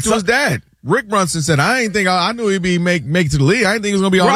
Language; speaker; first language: English; native; English